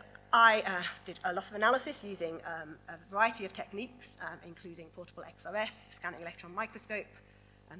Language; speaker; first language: English; native; English